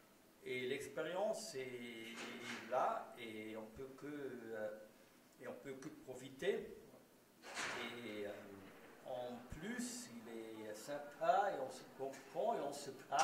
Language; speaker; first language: French; non-native, local second language; German